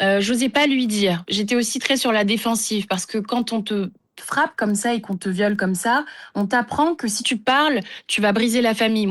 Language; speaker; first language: French; early bilingual, other home language; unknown